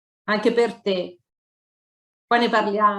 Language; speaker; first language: Italian; native; Italian